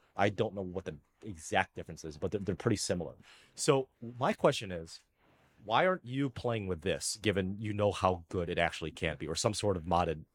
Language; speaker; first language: English; early bilingual, other home language; Filipino